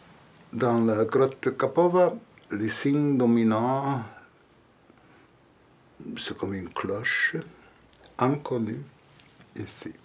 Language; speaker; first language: French; non-native, fluent; German